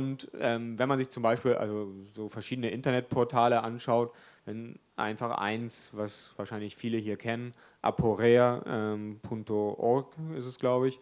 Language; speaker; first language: German; native; German